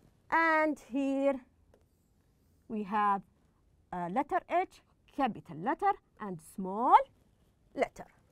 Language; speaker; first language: English; non-native, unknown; Arabic